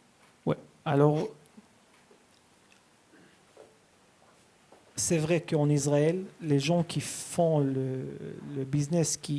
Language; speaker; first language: French; early bilingual, heritage; Hebrew